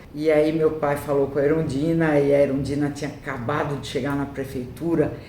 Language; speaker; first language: Portuguese; early bilingual, other home language; Italian